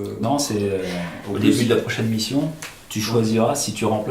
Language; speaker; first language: French; native; French